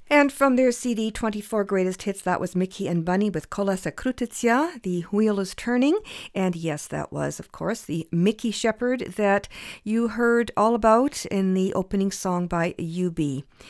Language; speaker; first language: English; early bilingual, other home language; Ukrainian